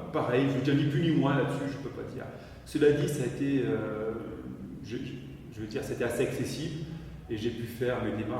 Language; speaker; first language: French; native; French